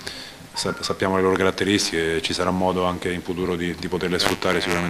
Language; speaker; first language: Italian; native; Italian